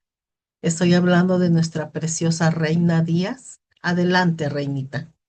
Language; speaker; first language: Spanish; native; Spanish